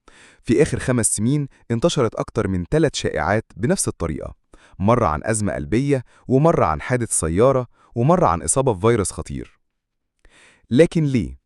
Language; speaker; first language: Arabic; native; Arabic